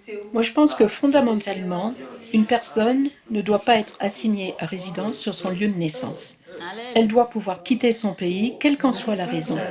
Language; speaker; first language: French; native; French